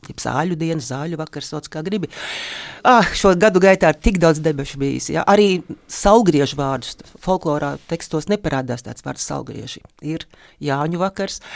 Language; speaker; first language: Latvian; native; Latvian